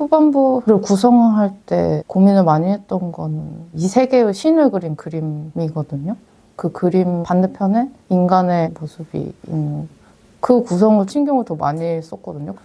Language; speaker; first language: Korean; native; Korean